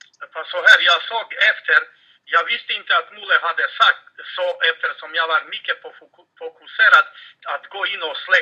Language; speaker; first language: Swedish; non-native, fluent; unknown